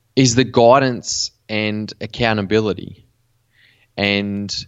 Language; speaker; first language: English; native; English